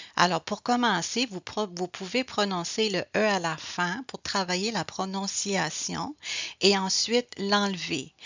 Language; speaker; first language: French; native; French